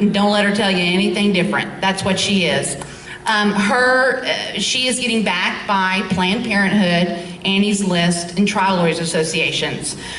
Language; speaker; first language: English; native; English